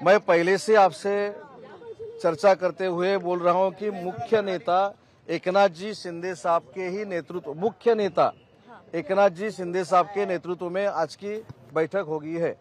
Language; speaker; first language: Hindi; non-native, local second language; Marathi